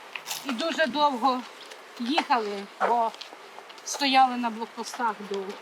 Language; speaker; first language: Ukrainian; native; Ukrainian